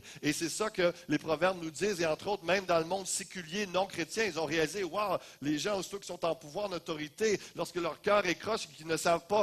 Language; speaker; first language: French; native; French